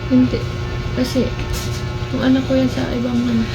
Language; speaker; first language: Filipino; non-native, local second language; Waray